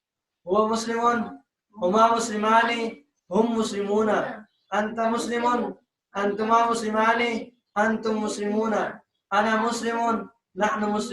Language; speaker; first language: Arabic; non-native, learner; Urdu